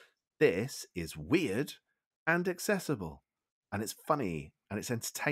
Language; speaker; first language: English; native; English